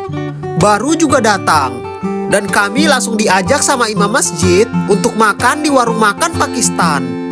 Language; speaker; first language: Indonesian; native; Indonesian